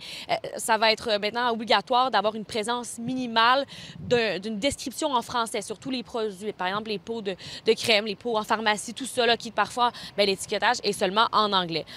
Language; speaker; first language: French; native; French